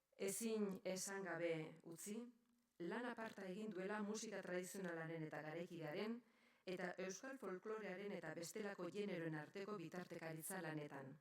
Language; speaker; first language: Basque; native; Basque